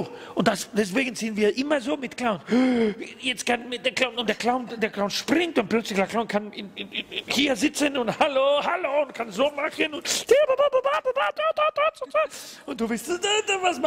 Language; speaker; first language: German; non-native, learner; Spanish